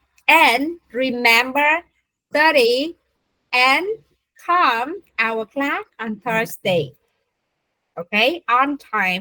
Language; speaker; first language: English; non-native, fluent; Vietnamese